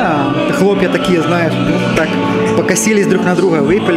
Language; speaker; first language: Russian; native; Russian